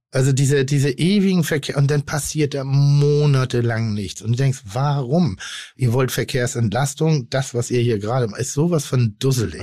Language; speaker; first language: German; native; German